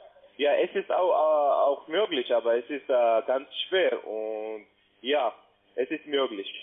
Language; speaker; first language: German; non-native, learner; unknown